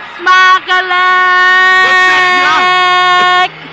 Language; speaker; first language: Dutch; non-native, learner; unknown